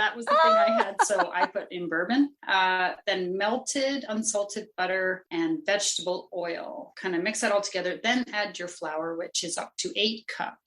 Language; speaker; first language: English; native; English